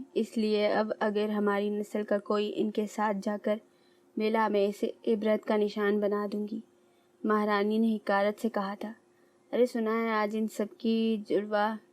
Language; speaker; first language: Urdu; native; Urdu